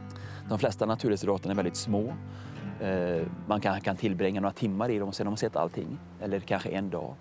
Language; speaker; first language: Swedish; native; Swedish